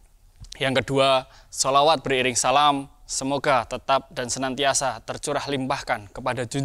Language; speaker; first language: Indonesian; native; Indonesian